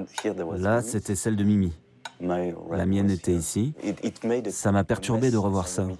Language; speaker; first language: French; native; French